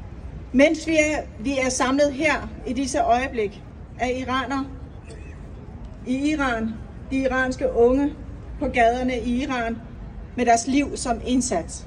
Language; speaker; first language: Danish; non-native, fluent; Persian